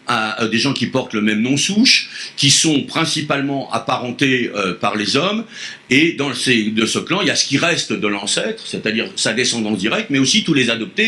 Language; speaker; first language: French; native; French